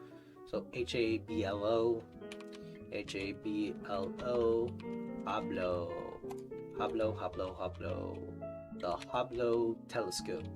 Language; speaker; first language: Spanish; non-native, learner; English